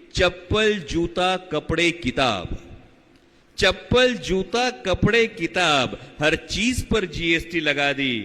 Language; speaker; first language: Hindi; non-native, local second language; Marathi